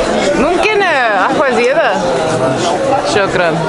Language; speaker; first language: Arabic; non-native, learner; English